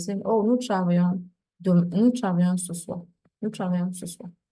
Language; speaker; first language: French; non-native, fluent; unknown